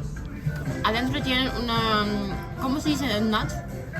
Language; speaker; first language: Spanish; non-native, fluent; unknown